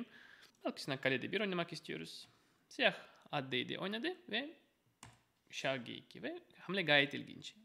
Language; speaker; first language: Turkish; non-native, fluent; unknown